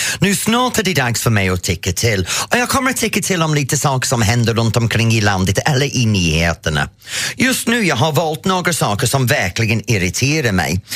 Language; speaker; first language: Swedish; non-native, fluent; English